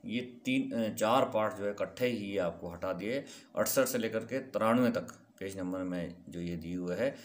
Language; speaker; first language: Hindi; native; Hindi